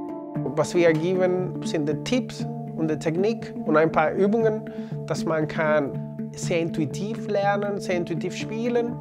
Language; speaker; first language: German; non-native, fluent; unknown